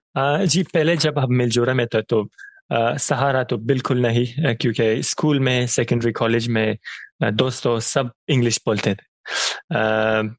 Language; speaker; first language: Urdu; non-native, fluent; Persian